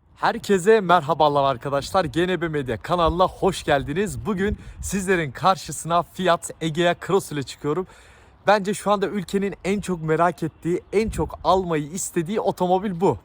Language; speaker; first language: Turkish; native; Turkish